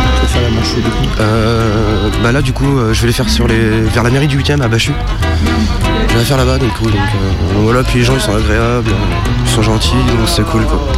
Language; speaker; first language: French; native; French